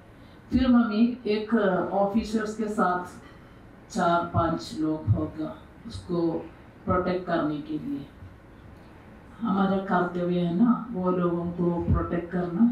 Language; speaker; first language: Hindi; non-native, local second language; Malayalam